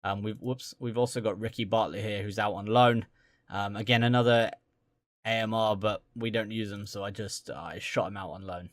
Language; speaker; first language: English; native; English